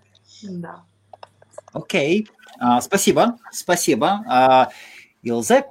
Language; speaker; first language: Russian; non-native, local second language; Latvian